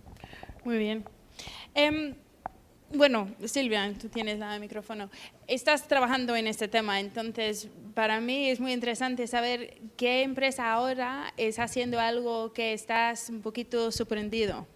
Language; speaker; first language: Spanish; non-native, learner; English